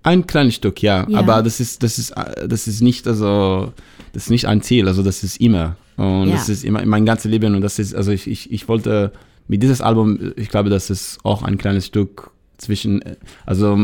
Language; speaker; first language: German; non-native, learner; Hebrew